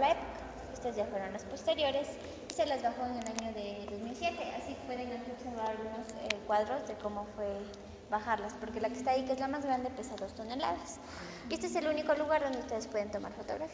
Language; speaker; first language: Spanish; native; Spanish